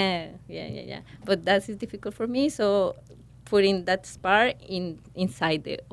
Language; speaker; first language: English; non-native, learner; Spanish